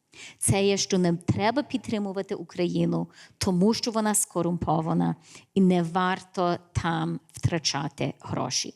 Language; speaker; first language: Ukrainian; early bilingual, heritage; English